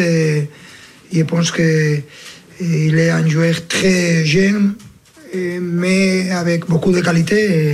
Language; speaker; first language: French; non-native, fluent; Spanish